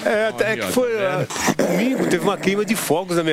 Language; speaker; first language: Portuguese; native; Portuguese